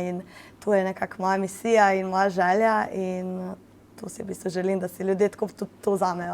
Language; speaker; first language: Slovenian; native; Slovenian